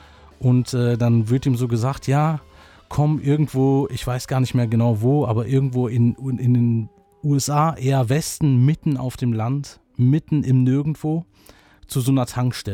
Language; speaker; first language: German; native; German